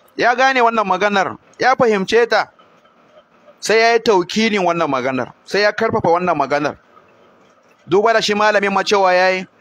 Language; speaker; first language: Hausa; non-native, local second language; Kanuri